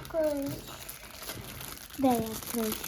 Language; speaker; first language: Russian; early bilingual, other home language; Armenian